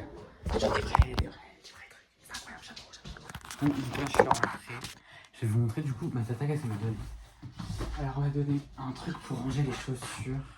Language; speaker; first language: French; native; French